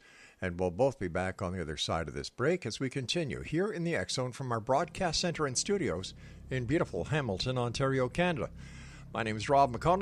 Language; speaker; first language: English; native; English